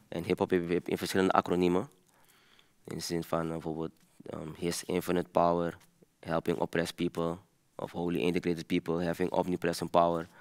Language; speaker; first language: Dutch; early bilingual, other home language; Papiamento